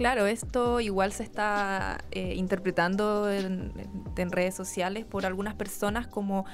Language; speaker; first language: Spanish; native; Spanish